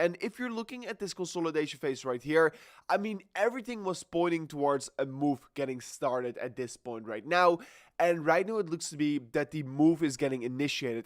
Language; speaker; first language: English; non-native, fluent; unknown